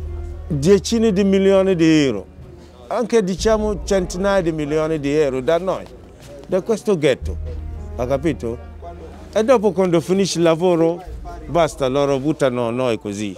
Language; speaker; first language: Italian; non-native, learner; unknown